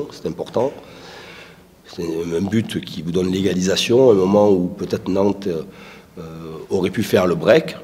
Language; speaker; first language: French; native; French